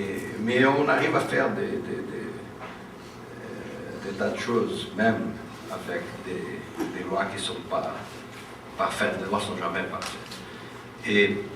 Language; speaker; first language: French; non-native, fluent; Portuguese